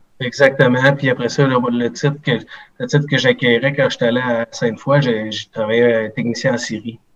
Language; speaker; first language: French; native; French